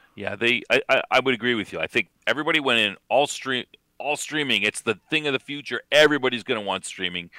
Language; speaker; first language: English; native; English